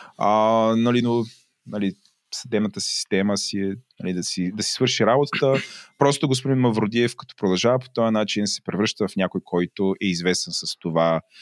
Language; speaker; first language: Bulgarian; native; Bulgarian